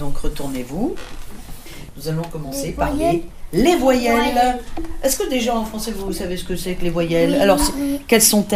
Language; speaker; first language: French; non-native, fluent; Greek